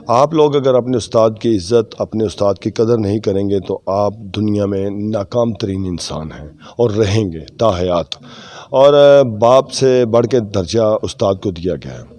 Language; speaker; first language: Urdu; non-native, local second language; Punjabi